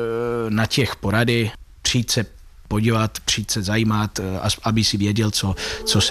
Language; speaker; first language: Czech; non-native, fluent; Italian